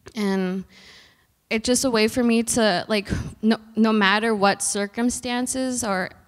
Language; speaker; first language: English; native; English